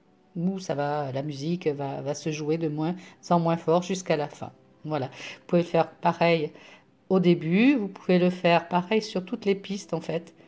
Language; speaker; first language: French; native; French